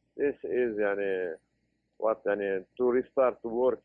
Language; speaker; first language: English; non-native, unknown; Arabic